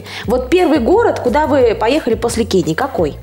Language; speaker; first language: Russian; native; Russian